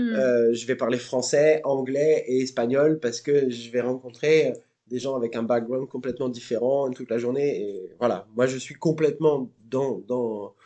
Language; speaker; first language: French; native; French